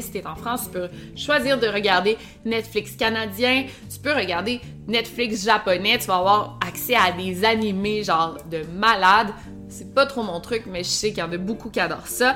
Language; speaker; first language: French; native; French